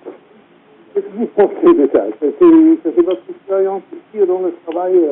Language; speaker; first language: French; non-native, fluent; English